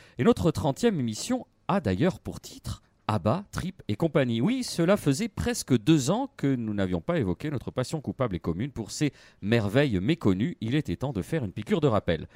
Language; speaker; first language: French; native; French